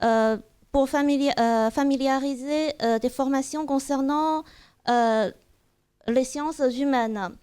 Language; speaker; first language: French; non-native, fluent; Chinese